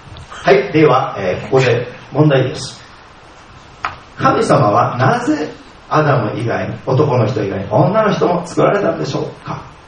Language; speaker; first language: Japanese; native; Japanese